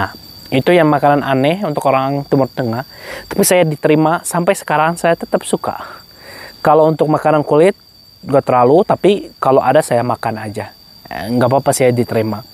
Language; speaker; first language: Indonesian; non-native, fluent; Arabic